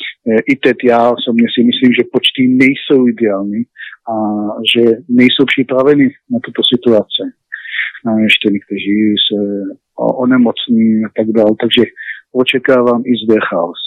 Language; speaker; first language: Czech; non-native, learner; Hebrew